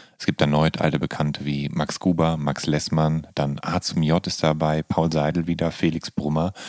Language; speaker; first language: German; native; German